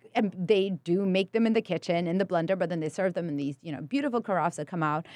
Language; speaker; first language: English; early bilingual, other home language; Spanish